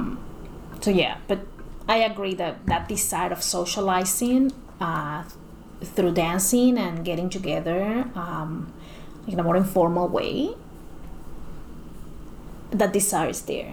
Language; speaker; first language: English; non-native, fluent; Spanish